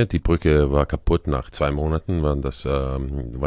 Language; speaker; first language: German; non-native, fluent; Croatian